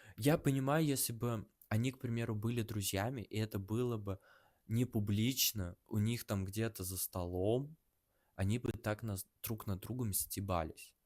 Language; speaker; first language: Russian; native; Russian